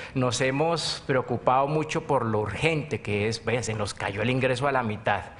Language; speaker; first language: Spanish; native; Spanish